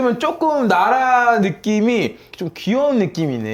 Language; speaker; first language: Korean; early bilingual, other home language; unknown